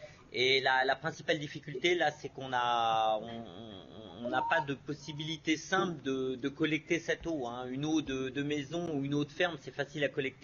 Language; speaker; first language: French; native; French